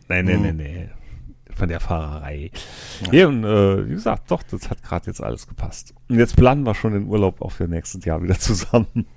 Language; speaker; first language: German; native; German